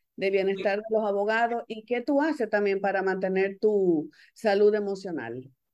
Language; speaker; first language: Spanish; native; Spanish